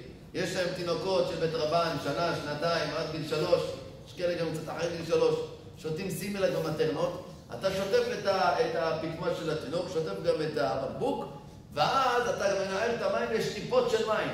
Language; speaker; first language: Hebrew; native; Hebrew